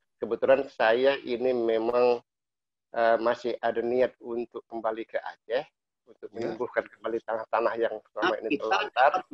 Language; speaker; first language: Indonesian; native; Indonesian